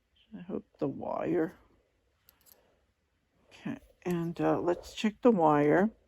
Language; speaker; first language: English; non-native, fluent; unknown